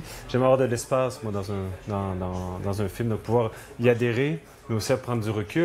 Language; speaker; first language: French; native; French